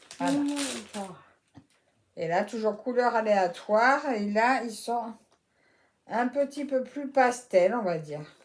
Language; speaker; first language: French; native; French